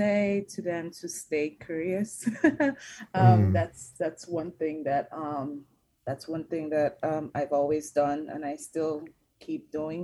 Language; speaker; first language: English; non-native, local second language; Igbo